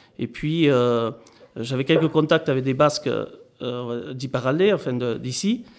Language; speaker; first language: French; native; French